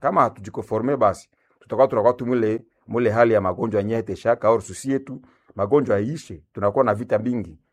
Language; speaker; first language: Swahili; non-native, local second language; Nande